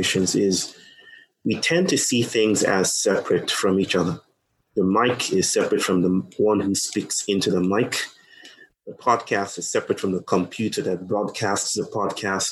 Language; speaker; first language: English; non-native, local second language; Yoruba